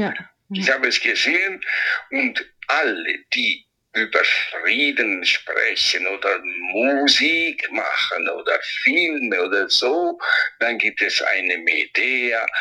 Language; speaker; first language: German; non-native, fluent; Italian